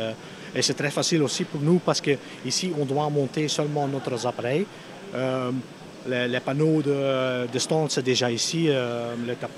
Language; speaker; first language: French; non-native, local second language; Dutch